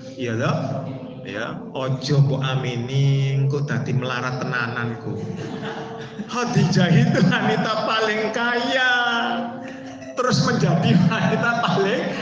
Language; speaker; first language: Indonesian; non-native, local second language; Javanese